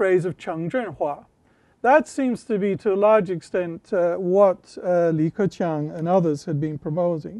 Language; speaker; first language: English; native; English